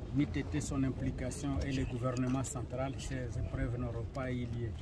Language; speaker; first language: French; non-native, local second language; Swahili